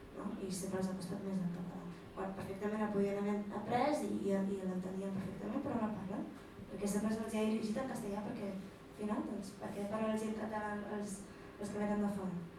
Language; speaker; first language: Catalan; early bilingual, other home language; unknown